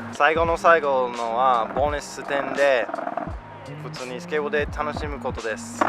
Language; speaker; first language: Japanese; non-native, fluent; English